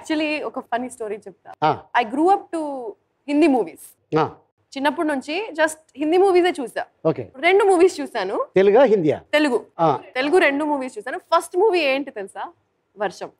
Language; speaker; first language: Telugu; non-native, local second language; Hindi